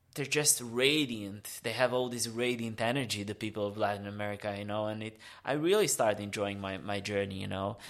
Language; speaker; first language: English; early bilingual, other home language; Romanian